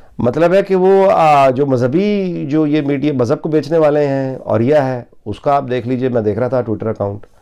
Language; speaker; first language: Urdu; native; Urdu